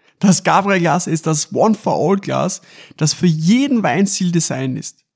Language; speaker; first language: German; native; German